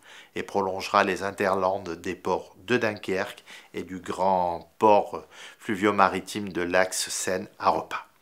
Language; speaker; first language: French; native; French